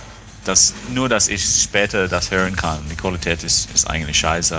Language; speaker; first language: German; non-native, fluent; English